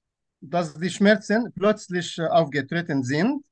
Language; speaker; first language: German; non-native, fluent; Turkish